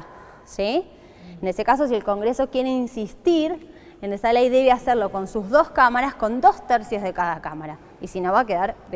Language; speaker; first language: Spanish; native; Spanish